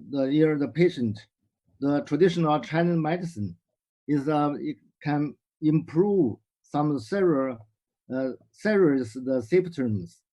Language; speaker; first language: English; non-native, learner; Chinese